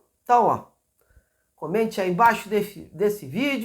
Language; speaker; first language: Portuguese; native; Portuguese